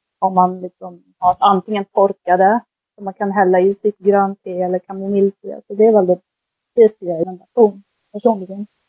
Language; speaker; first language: Swedish; early bilingual, other home language; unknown